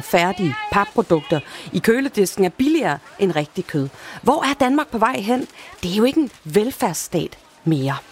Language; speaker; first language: Danish; native; Danish